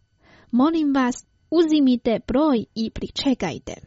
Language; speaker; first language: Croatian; non-native, fluent; Chinese